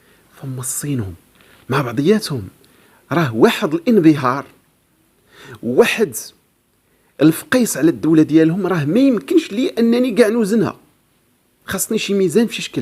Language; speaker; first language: Arabic; native; Arabic